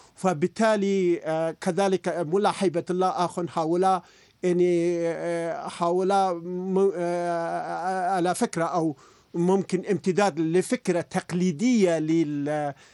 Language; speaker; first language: Arabic; non-native, fluent; Persian